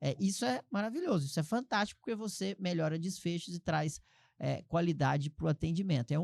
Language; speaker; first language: Portuguese; native; Portuguese